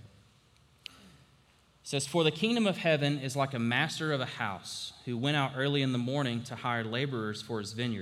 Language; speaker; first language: English; native; English